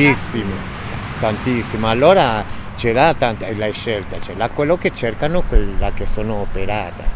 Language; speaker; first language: Italian; non-native, fluent; Spanish